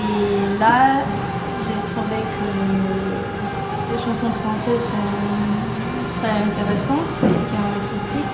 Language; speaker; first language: French; non-native, fluent; Korean